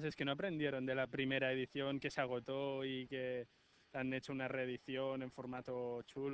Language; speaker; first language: Spanish; native; Spanish